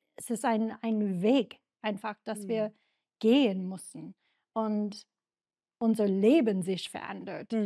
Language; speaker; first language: German; non-native, learner; English